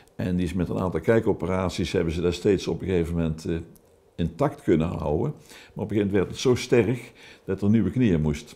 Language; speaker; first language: Dutch; native; Dutch